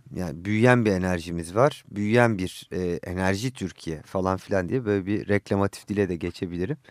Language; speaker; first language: Turkish; native; Turkish